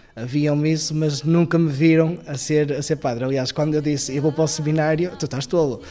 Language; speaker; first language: Portuguese; native; Portuguese